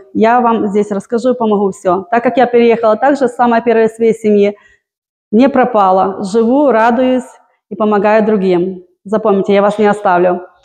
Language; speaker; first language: Russian; native; Russian